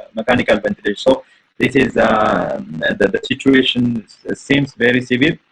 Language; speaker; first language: English; non-native, local second language; Amharic